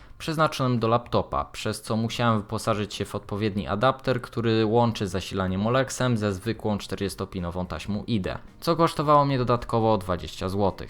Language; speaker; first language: Polish; native; Polish